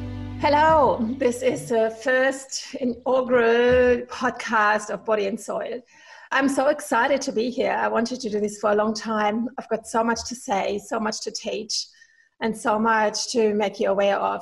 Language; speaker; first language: English; non-native, fluent; German